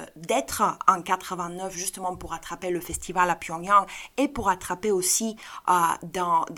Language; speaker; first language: French; non-native, fluent; Bulgarian